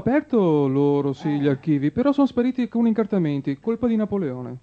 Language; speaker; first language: Italian; native; Italian